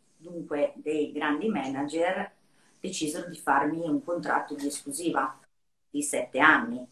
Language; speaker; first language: Italian; native; Italian